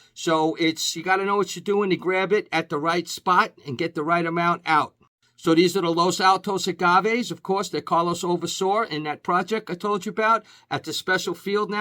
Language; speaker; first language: English; native; English